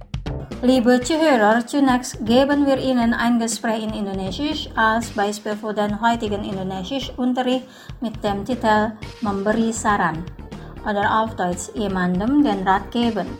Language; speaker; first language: German; non-native, fluent; Indonesian